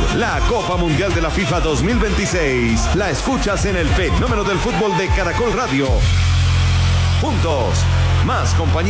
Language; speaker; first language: Spanish; native; Spanish